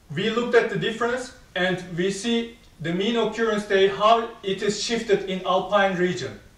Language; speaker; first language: English; non-native, fluent; Turkish